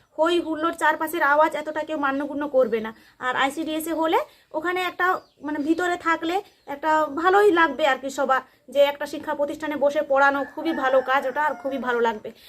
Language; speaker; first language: Bangla; non-native, local second language; Santali